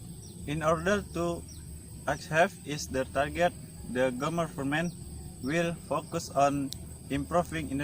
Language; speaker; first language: English; non-native, learner; Indonesian